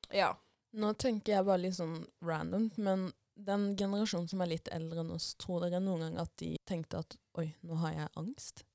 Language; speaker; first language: Norwegian; early bilingual, other home language; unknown